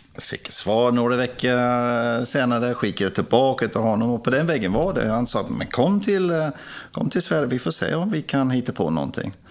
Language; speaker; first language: Swedish; non-native, fluent; English